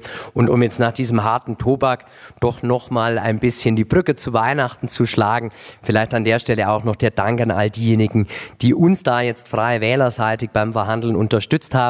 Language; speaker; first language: German; native; German